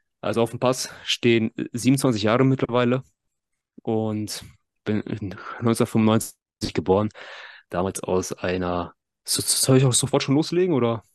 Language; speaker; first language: German; early bilingual, other home language; Russian